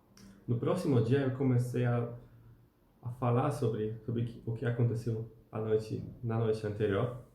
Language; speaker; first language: Portuguese; non-native, fluent; Polish